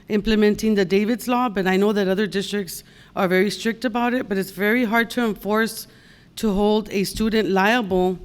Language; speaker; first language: English; native; English